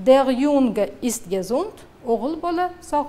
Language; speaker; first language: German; non-native, fluent; Uzbek